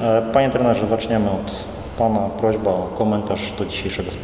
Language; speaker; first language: Polish; native; Polish